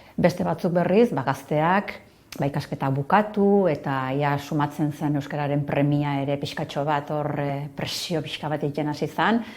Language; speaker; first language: Basque; native; Basque